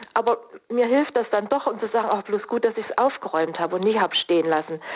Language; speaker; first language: German; native; German